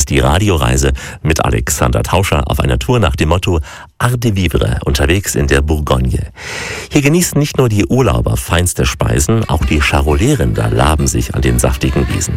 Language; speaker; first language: German; native; German